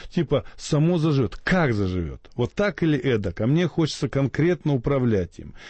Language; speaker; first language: Russian; native; Russian